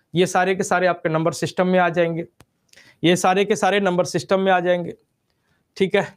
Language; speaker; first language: Hindi; native; Hindi